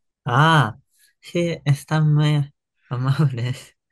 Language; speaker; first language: Spanish; non-native, learner; Japanese